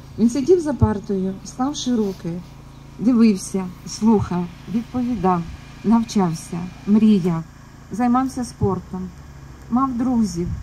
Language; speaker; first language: Ukrainian; native; Ukrainian